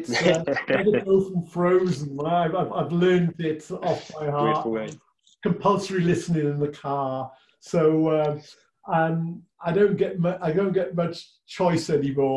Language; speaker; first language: English; native; English